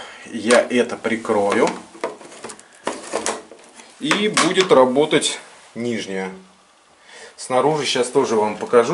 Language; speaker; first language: Russian; native; Russian